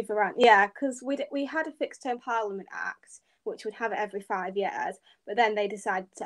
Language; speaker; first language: English; native; English